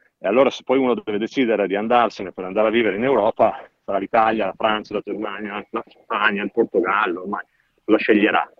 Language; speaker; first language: Italian; native; Italian